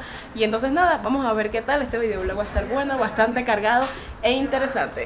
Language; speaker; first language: Spanish; native; Spanish